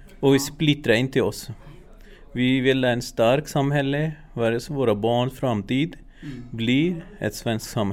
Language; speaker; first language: Swedish; non-native, fluent; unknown